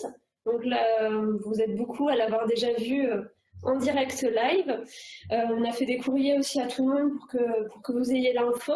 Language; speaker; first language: French; native; French